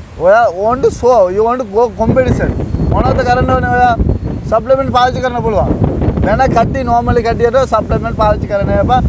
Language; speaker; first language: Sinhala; non-native, local second language; Tamil